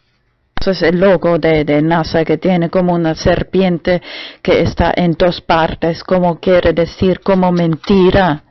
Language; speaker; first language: Spanish; non-native, learner; German